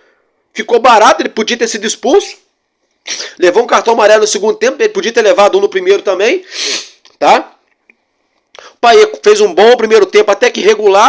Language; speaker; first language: Portuguese; native; Portuguese